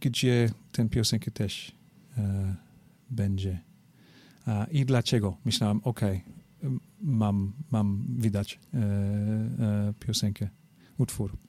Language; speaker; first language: Polish; non-native, learner; English